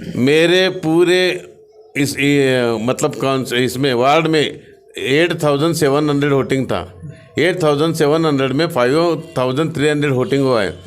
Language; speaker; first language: Hindi; non-native, local second language; Marathi